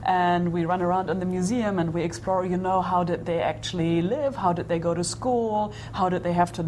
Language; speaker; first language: English; non-native, fluent; German